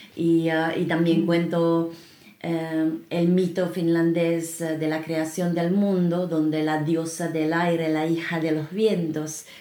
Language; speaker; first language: Spanish; non-native, fluent; Finnish